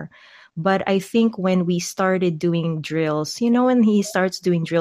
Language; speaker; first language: English; non-native, local second language; Filipino